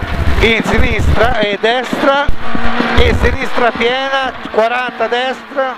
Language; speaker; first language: Italian; native; Italian